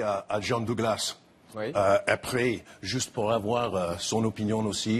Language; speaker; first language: French; non-native, fluent; English